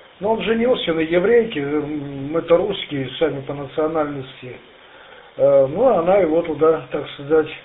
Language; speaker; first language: Russian; native; Russian